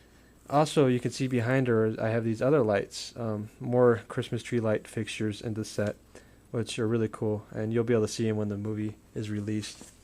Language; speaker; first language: English; native; English